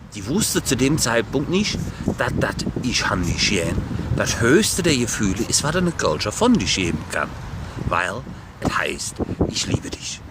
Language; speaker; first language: German; native; German